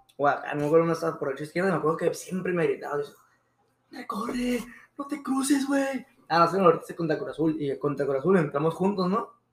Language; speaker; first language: Spanish; native; Spanish